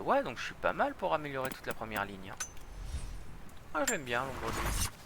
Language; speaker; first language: French; native; French